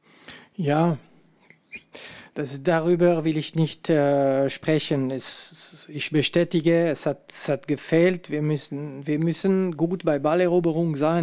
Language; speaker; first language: German; non-native, fluent; French